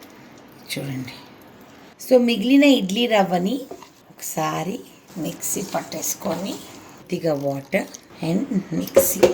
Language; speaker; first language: Telugu; native; Telugu